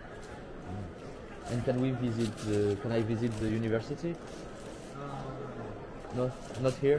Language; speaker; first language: English; non-native, learner; French